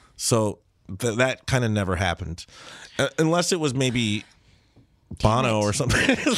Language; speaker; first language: English; early bilingual, other home language; Spanish